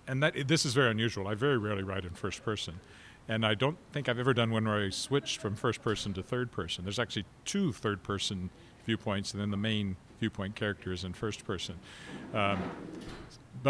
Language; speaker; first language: English; native; English